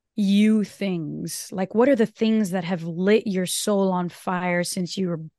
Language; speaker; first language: English; non-native, fluent; Portuguese